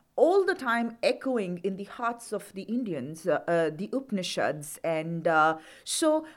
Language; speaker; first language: English; non-native, local second language; Hindi